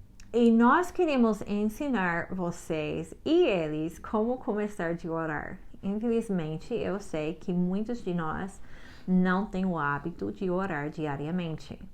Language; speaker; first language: Portuguese; non-native, learner; English